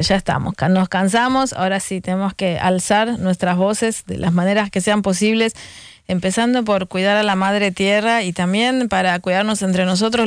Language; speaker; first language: Spanish; native; Spanish